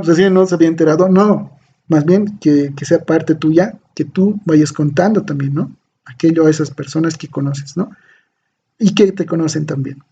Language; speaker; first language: Spanish; native; Spanish